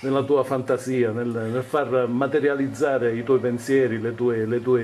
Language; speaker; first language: Italian; native; Italian